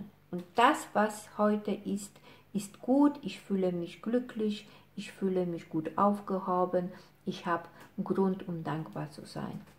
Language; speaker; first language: German; non-native, fluent; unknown